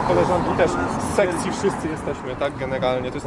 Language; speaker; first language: Polish; native; Polish